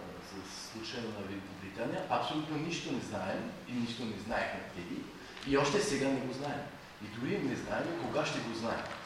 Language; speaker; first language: Bulgarian; non-native, fluent; French